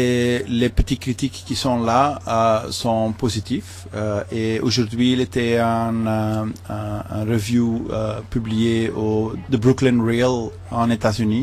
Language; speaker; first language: French; non-native, local second language; Dutch